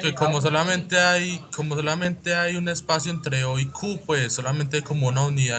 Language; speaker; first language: Spanish; native; Spanish